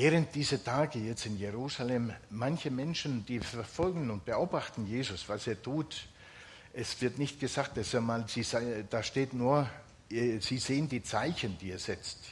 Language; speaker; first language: German; non-native, fluent; Finnish